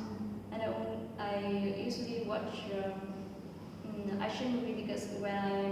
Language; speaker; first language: English; non-native, fluent; Vietnamese